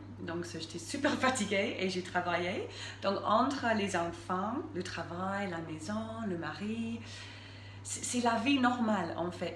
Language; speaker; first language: French; non-native, fluent; English